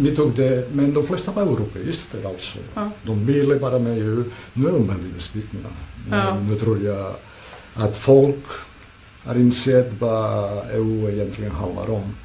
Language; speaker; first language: Swedish; non-native, fluent; Catalan